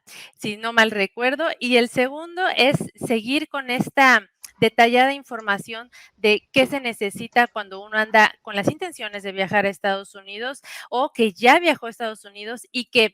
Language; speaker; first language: Spanish; native; Spanish